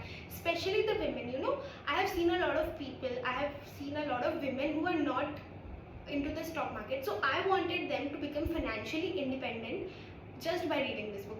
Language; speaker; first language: English; non-native, local second language; Hindi